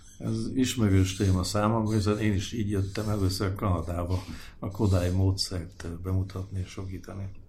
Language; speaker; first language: Hungarian; native; Hungarian